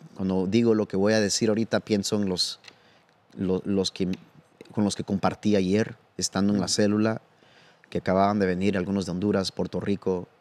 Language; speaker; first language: Spanish; early bilingual, heritage; Spanish